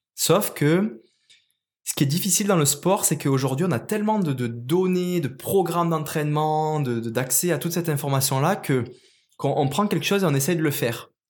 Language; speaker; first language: French; native; French